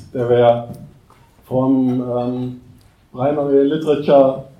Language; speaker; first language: English; non-native, fluent; German